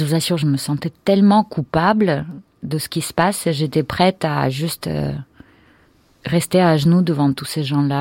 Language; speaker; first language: French; non-native, fluent; Russian